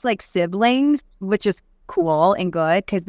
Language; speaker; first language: English; native; English